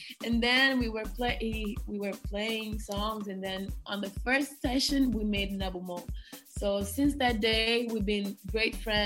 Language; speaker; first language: English; non-native, learner; Kabuverdianu